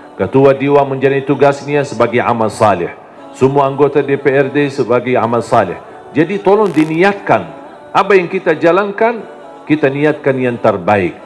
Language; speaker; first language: Indonesian; non-native, fluent; Arabic